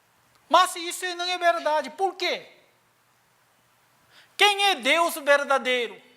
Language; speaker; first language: Portuguese; non-native, learner; Korean